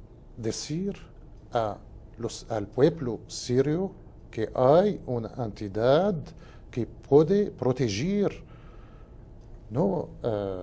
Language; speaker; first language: Spanish; non-native, fluent; Arabic